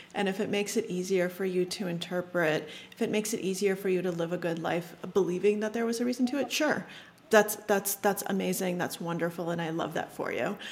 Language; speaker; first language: English; early bilingual, other home language; Russian